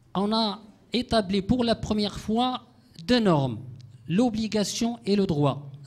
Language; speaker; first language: French; non-native, local second language; Arabic